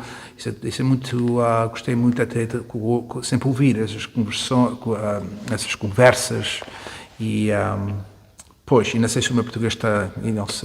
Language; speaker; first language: Portuguese; early bilingual, heritage; Portuguese